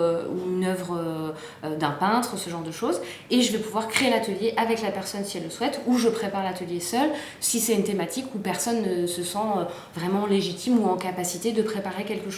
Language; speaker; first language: French; native; French